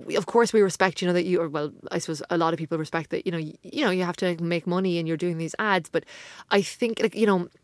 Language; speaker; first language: English; native; English